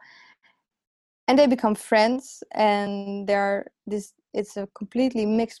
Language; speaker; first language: English; non-native, fluent; Dutch